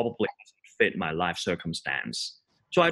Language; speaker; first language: English; non-native, local second language; Cantonese